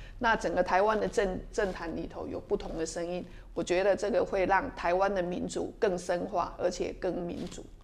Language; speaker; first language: Chinese; native; Chinese